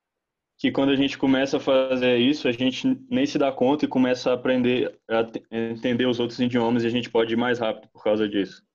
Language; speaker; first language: Spanish; non-native, learner; Portuguese